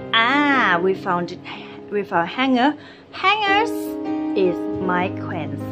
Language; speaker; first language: English; non-native, fluent; Thai